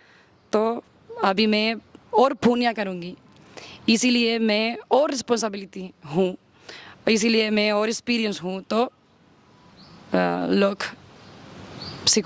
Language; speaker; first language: Hindi; non-native, learner; Spanish